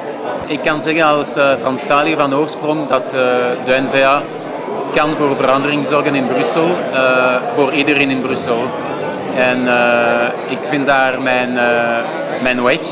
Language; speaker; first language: Dutch; non-native, fluent; French